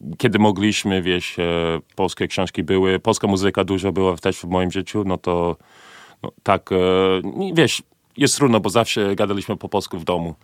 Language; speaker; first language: Polish; early bilingual, heritage; Polish